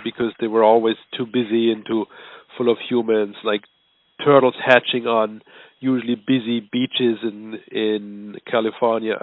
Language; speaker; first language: English; non-native, fluent; German